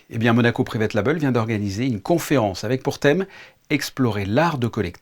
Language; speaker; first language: French; native; French